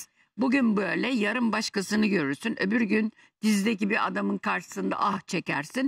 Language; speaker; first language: Turkish; native; Turkish